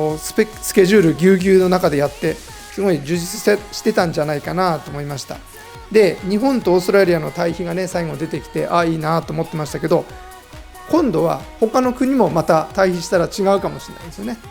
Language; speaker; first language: Japanese; native; Japanese